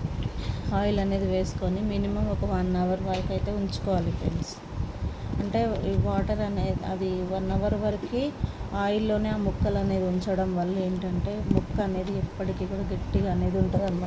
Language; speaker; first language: Telugu; native; Telugu